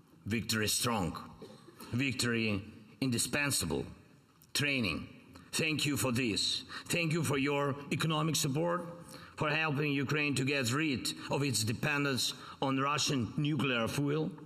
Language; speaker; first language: English; non-native, fluent; Ukrainian